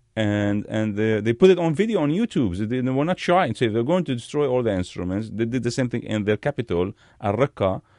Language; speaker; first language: English; non-native, fluent; Arabic